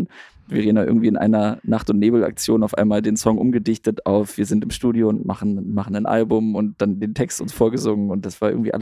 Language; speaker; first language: German; native; German